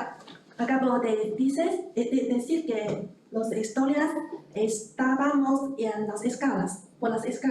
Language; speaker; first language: Spanish; non-native, learner; Chinese